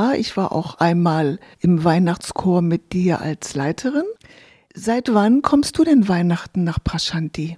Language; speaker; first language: German; native; German